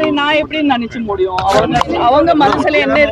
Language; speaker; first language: Tamil; non-native, fluent; Gujarati